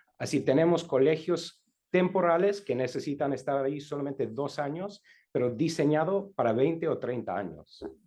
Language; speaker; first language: Spanish; non-native, learner; English